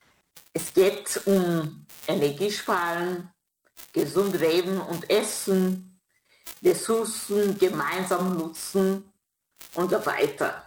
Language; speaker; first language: German; non-native, fluent; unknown